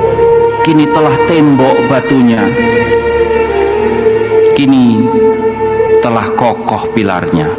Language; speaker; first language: Indonesian; native; Indonesian